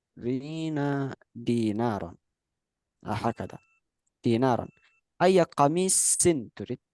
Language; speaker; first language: Arabic; non-native, fluent; Indonesian